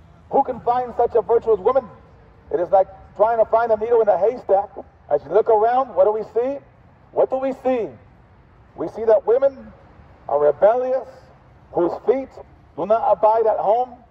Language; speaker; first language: English; native; English